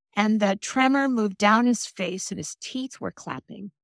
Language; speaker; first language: English; native; English